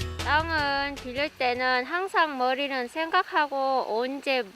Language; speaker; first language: Korean; non-native, learner; Vietnamese